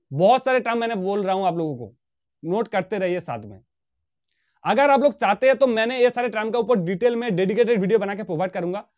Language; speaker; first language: Hindi; non-native, local second language; Bangla